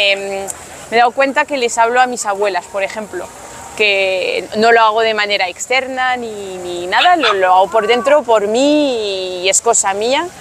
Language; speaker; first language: Spanish; non-native, fluent; French